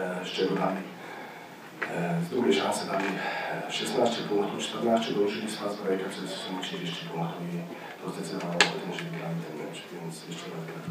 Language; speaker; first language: Polish; non-native, fluent; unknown